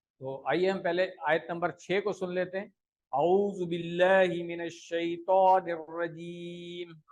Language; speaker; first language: Urdu; native; Urdu